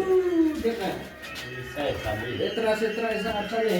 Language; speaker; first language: Hindi; non-native, local second language; Khasi